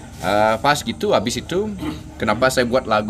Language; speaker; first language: Indonesian; non-native, fluent; English